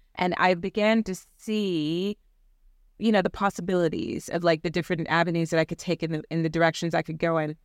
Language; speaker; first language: English; native; English